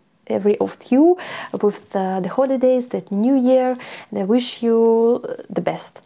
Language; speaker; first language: English; non-native, learner; Russian